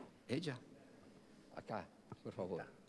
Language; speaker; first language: Spanish; non-native, fluent; Portuguese